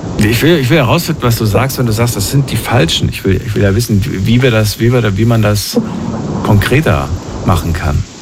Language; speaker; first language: German; native; German